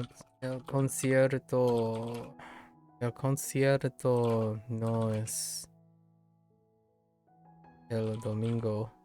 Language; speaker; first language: Spanish; non-native, learner; English